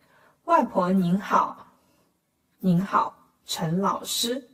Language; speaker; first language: Chinese; non-native, fluent; Khmer